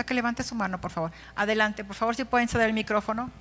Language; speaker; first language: Spanish; native; Spanish